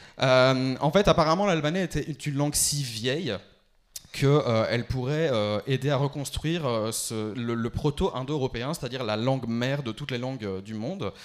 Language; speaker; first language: French; early bilingual, other home language; Albanian